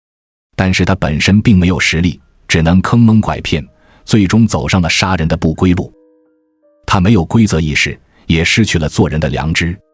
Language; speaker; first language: Chinese; native; Chinese